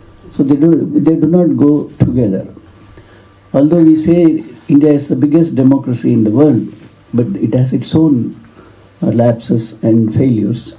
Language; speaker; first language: English; non-native, local second language; Kannada